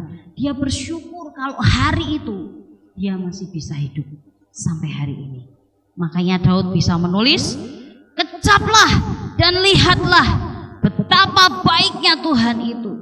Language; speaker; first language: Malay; non-native, local second language; Javanese